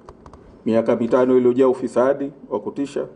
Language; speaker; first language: Swahili; native; Swahili